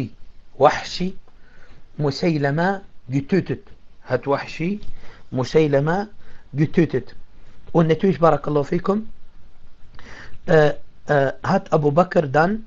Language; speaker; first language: German; non-native, fluent; Arabic